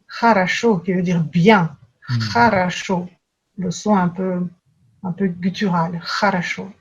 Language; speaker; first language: French; non-native, fluent; Russian